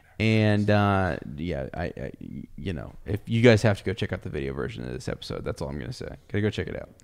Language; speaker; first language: English; native; English